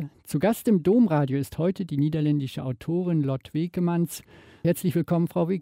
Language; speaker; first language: German; native; German